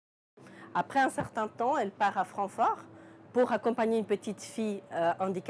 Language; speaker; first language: French; native; French